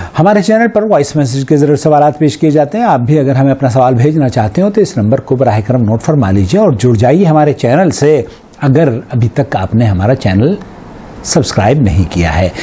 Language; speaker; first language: Urdu; native; Urdu